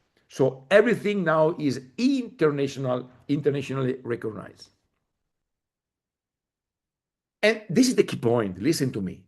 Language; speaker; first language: English; non-native, fluent; Italian